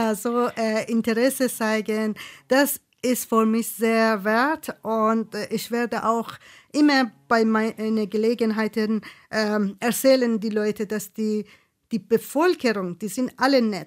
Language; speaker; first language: German; non-native, fluent; Persian